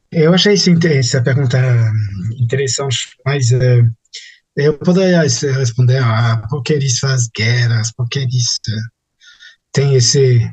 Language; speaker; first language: Portuguese; non-native, fluent; French